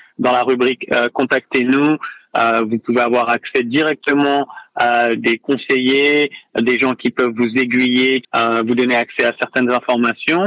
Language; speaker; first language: French; native; French